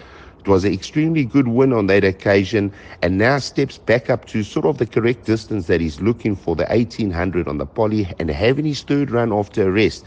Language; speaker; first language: English; native; English